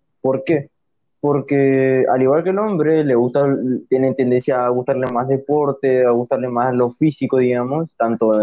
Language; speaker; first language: Spanish; native; Spanish